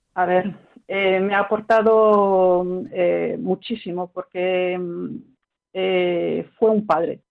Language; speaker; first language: Spanish; early bilingual, heritage; French